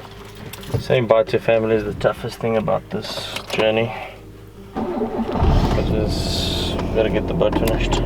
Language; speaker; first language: English; native; English